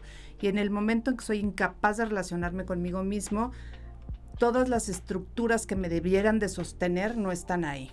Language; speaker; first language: Spanish; native; Spanish